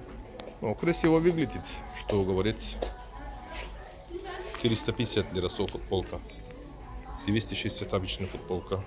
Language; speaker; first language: Russian; non-native, learner; Turkish